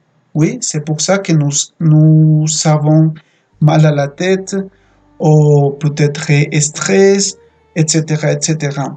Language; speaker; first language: French; non-native, fluent; Spanish